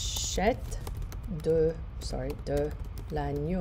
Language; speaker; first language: French; non-native, fluent; English